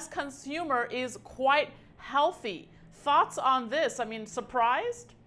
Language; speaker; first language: English; native; English